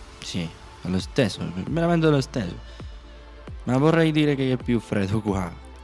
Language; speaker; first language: Italian; non-native, learner; Spanish